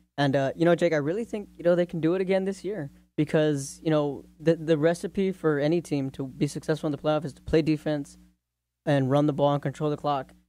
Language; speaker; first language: English; native; English